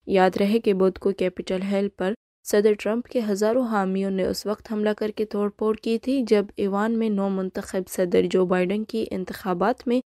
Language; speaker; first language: Urdu; non-native, local second language; Baluchi